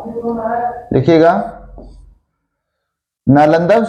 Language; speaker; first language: Hindi; native; Hindi